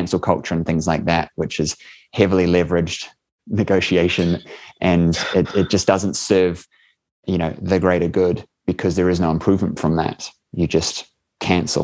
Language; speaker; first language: English; native; English